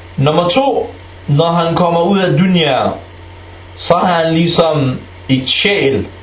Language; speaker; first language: Danish; early bilingual, other home language; Arabic